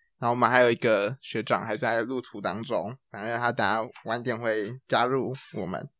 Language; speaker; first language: Chinese; native; Chinese